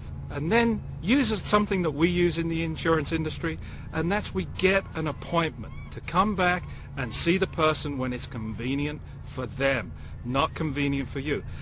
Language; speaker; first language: English; native; English